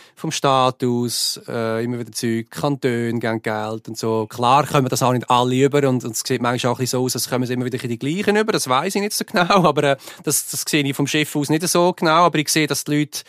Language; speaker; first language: German; native; German